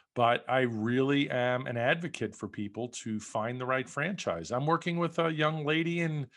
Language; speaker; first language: English; native; English